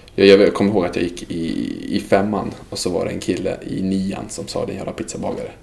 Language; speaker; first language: Swedish; early bilingual, other home language; Serbian